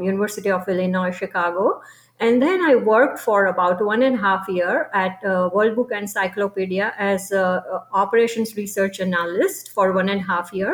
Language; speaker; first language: English; non-native, local second language; Gujarati